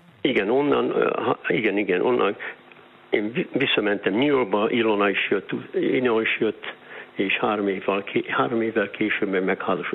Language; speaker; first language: Hungarian; early bilingual, heritage; Hungarian